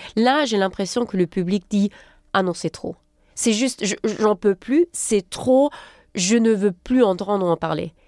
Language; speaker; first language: French; non-native, fluent; German